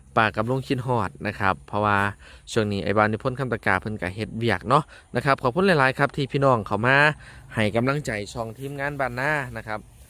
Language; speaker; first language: Thai; non-native, local second language; Northeastern Thai